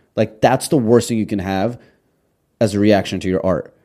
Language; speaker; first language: English; early bilingual, other home language; Russian